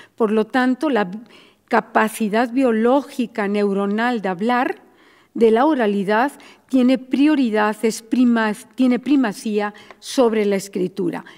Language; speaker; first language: Spanish; native; Spanish